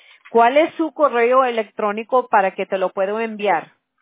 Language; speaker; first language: Spanish; early bilingual, heritage; Spanish